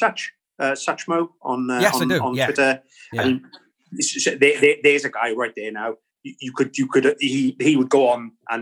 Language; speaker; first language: English; native; English